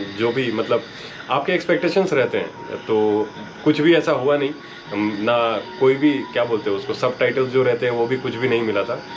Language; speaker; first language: Hindi; non-native, local second language; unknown